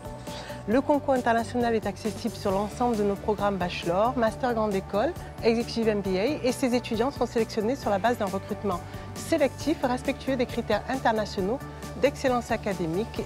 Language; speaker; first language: French; native; French